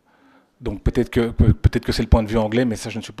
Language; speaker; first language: French; native; French